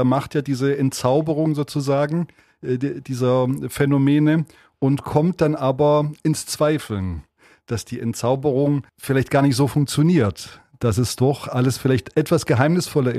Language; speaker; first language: German; native; German